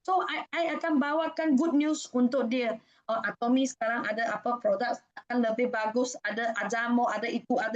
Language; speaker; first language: Indonesian; non-native, fluent; Malay